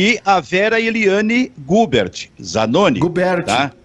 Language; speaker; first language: Portuguese; native; Portuguese